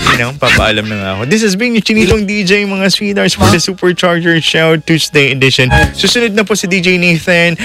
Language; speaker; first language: Filipino; non-native, local second language; Iloko